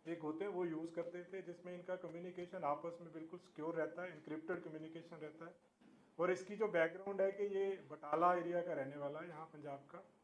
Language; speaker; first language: Hindi; non-native, local second language; Punjabi